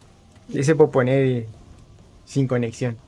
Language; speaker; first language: Spanish; native; Spanish